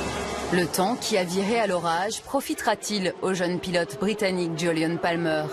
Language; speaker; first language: French; native; French